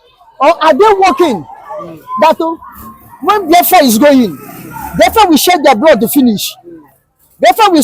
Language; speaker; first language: English; non-native, local second language; Igbo